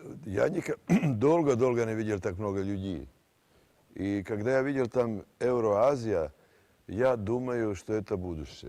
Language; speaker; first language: Russian; non-native, fluent; Serbian